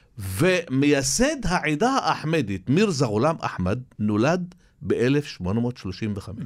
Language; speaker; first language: Hebrew; non-native, local second language; Arabic